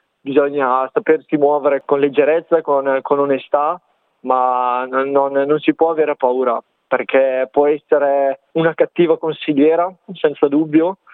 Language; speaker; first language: Italian; native; Italian